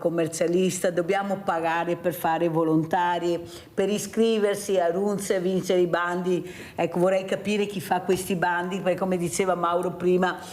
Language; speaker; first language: Italian; native; Italian